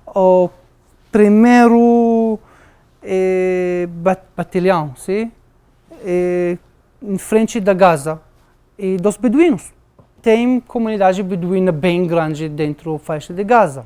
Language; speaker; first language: Portuguese; non-native, learner; Arabic